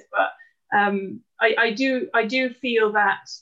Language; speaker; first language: English; non-native, fluent; Dutch